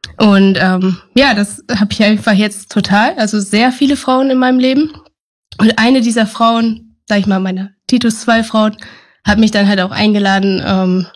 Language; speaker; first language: German; native; German